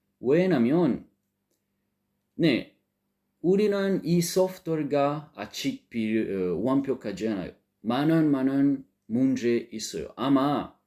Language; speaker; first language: Korean; non-native, learner; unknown